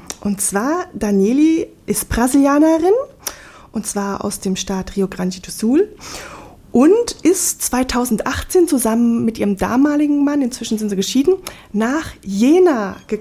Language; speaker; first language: German; native; German